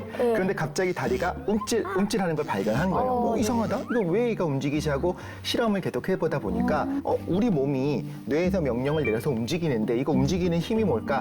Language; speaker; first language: Korean; native; Korean